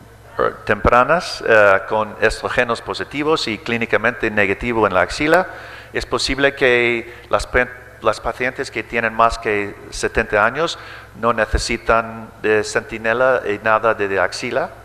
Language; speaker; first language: Spanish; early bilingual, heritage; English